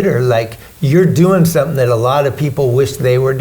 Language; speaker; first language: English; native; English